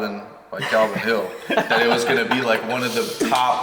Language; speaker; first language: English; native; English